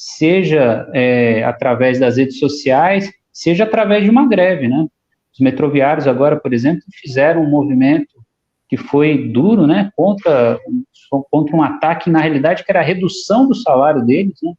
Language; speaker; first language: Portuguese; native; Portuguese